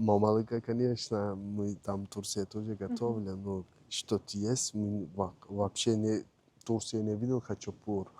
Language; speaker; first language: Russian; non-native, learner; Turkish